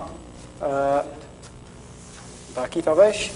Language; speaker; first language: Portuguese; non-native, fluent; English